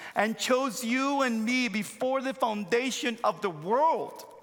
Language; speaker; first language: English; non-native, fluent; Spanish